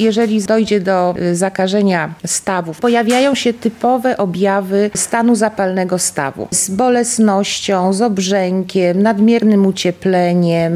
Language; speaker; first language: Polish; native; Polish